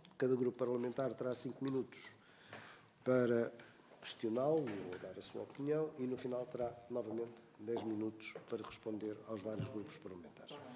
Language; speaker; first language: Portuguese; native; Portuguese